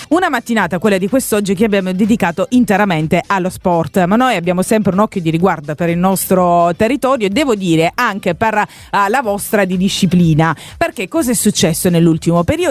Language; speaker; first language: Italian; native; Italian